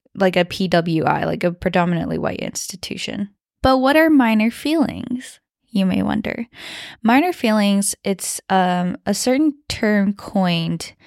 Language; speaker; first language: English; early bilingual, other home language; Chinese